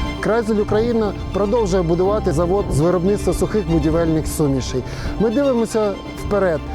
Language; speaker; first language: Ukrainian; native; Ukrainian